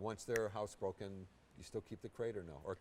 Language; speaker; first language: English; native; English